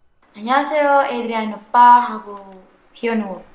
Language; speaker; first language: Korean; non-native, learner; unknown